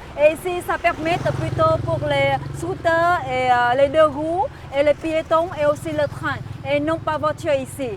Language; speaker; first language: French; non-native, fluent; Vietnamese